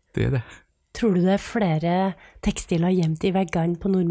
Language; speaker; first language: Norwegian; native; Norwegian